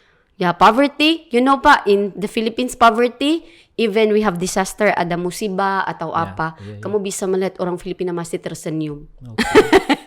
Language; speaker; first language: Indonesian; non-native, learner; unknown